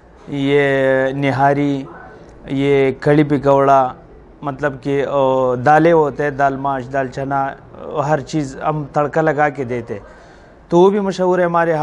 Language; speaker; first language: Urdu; non-native, local second language; Pashto